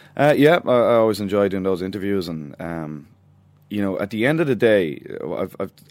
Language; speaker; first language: English; native; English